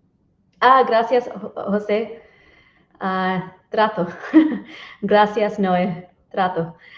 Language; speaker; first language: Spanish; non-native, learner; English